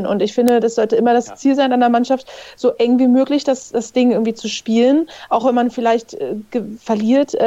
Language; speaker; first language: German; native; German